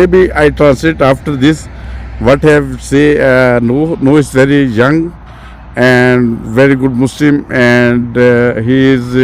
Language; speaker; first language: English; non-native, learner; Urdu